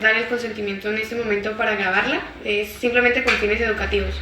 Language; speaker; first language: Spanish; native; Spanish